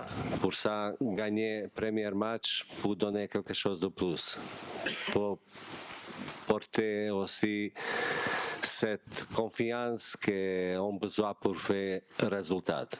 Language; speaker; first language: French; non-native, learner; Bosnian